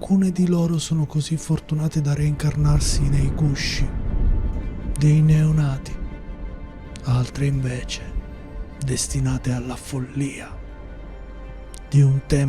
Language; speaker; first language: Italian; native; Italian